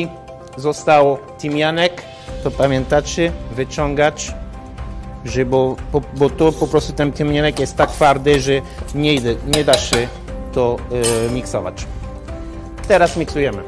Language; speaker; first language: Polish; non-native, learner; French